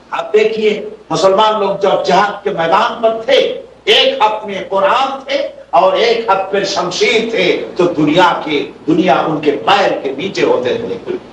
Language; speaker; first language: Urdu; non-native, fluent; Bangla